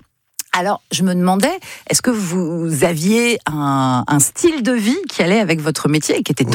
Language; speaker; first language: French; native; French